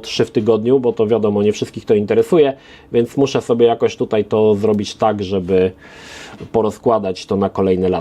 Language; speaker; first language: Polish; native; Polish